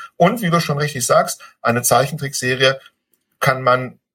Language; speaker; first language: German; native; German